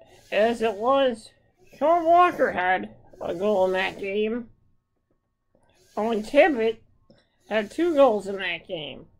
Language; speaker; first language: English; native; English